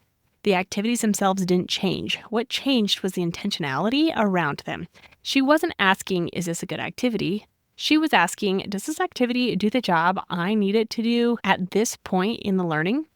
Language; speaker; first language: English; native; English